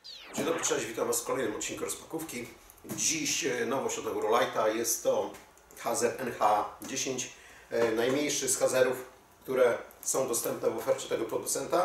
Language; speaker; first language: Polish; native; Polish